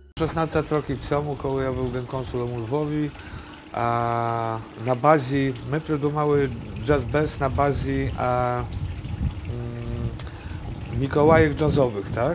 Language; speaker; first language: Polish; non-native, learner; Ukrainian